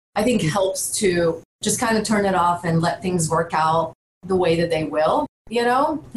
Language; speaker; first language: English; early bilingual, other home language; Bulgarian